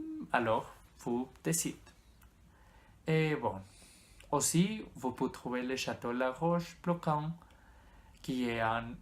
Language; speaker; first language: French; non-native, learner; Spanish